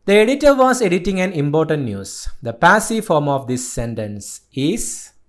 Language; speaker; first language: English; non-native, local second language; Malayalam